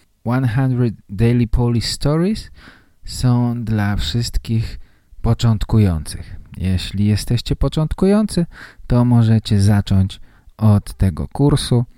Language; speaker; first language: Polish; native; Polish